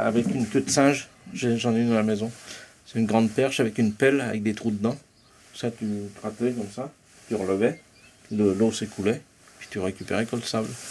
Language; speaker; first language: French; native; French